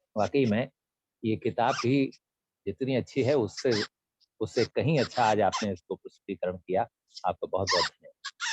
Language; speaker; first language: Hindi; native; Hindi